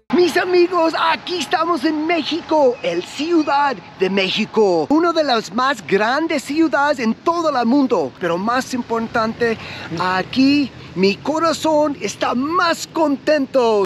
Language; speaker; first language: Spanish; non-native, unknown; English